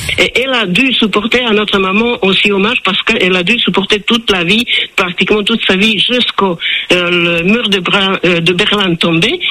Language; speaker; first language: French; non-native, fluent; Czech